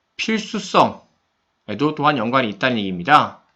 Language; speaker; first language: Korean; native; Korean